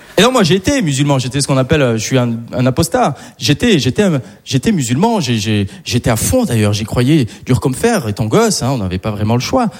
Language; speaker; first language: French; early bilingual, other home language; Arabic